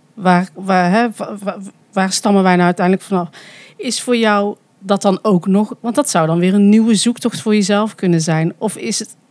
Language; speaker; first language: Dutch; native; Dutch